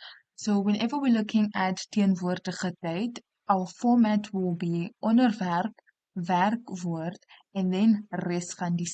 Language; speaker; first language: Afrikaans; non-native, local second language; English